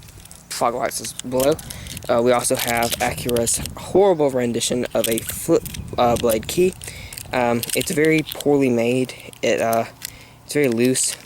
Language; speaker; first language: English; native; English